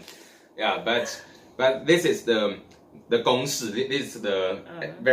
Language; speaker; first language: English; non-native, learner; Chinese